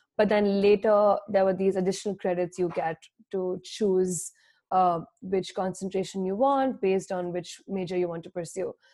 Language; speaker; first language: English; non-native, local second language; Hindi